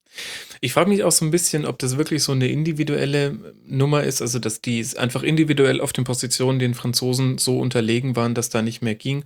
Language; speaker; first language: German; native; German